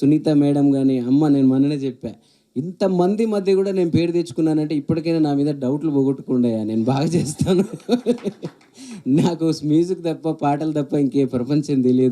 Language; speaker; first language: Telugu; native; Telugu